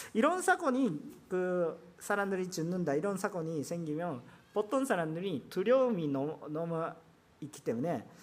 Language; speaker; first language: Korean; non-native, fluent; Japanese